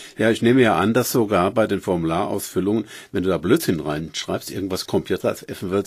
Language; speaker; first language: German; native; German